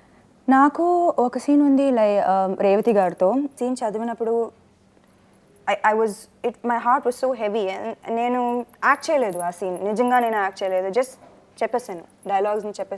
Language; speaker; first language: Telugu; non-native, local second language; Tamil